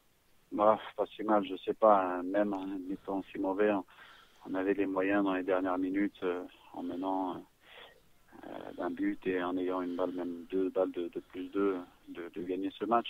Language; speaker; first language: French; native; French